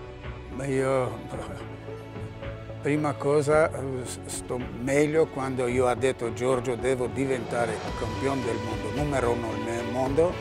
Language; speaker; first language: Italian; non-native, learner; Armenian